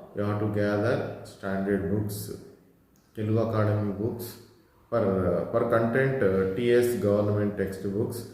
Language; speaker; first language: English; non-native, local second language; Telugu